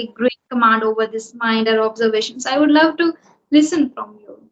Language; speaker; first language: English; non-native, local second language; Hindi